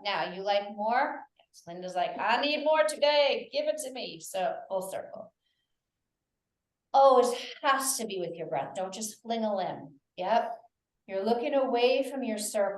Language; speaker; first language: English; native; English